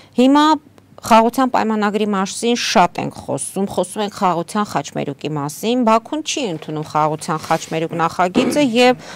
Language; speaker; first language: Armenian; native; Armenian